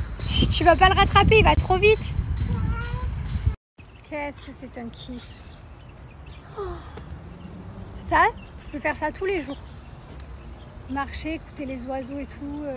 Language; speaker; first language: French; native; French